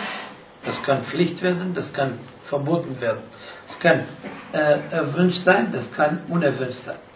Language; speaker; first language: German; non-native, fluent; Arabic